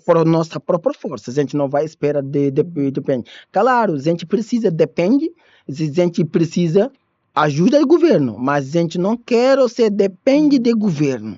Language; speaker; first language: Portuguese; non-native, learner; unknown